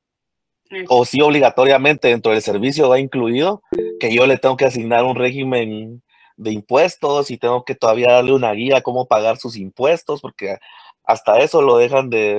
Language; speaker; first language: Spanish; native; Spanish